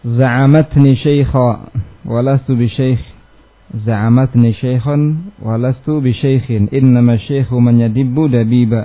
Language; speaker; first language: Arabic; non-native, fluent; Indonesian